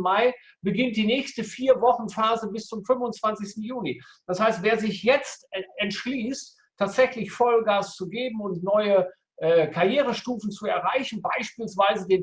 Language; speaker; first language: German; native; German